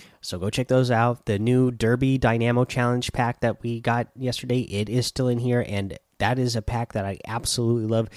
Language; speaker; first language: English; native; English